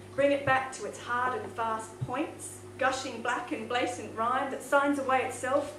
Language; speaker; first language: English; native; English